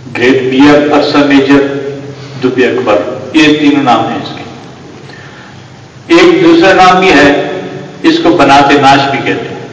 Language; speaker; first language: Urdu; non-native, local second language; Pashto